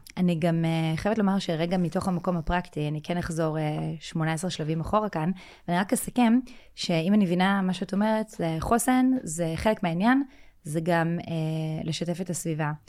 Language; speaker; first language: Hebrew; native; Hebrew